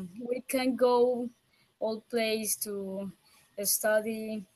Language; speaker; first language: English; non-native, learner; Spanish